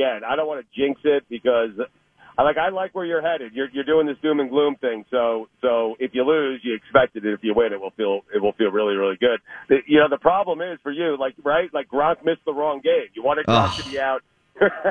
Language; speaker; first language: English; native; English